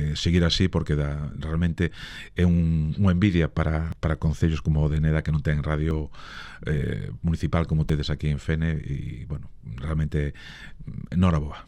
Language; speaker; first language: Galician; native; Galician